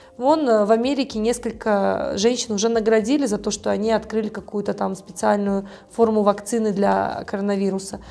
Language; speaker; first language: Russian; non-native, local second language; Tajik